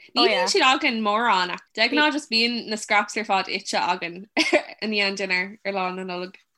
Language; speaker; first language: Irish; non-native, local second language; English